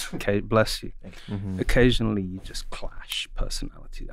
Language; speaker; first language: English; native; English